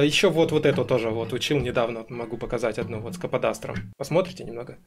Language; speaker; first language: Russian; native; Russian